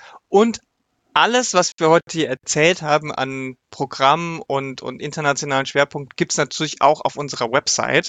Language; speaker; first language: German; native; German